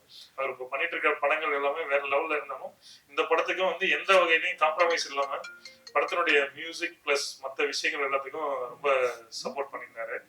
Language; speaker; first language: Tamil; native; Tamil